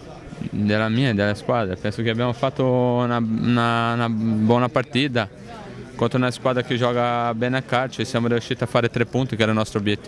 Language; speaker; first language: Italian; non-native, fluent; Portuguese